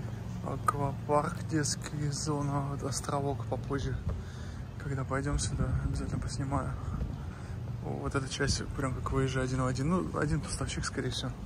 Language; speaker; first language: Russian; native; Russian